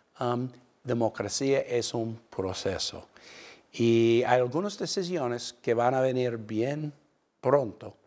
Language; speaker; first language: Spanish; non-native, fluent; English